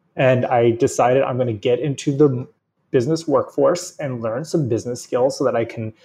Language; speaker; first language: English; native; English